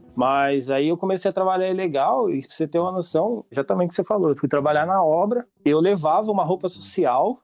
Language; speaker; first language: Portuguese; native; Portuguese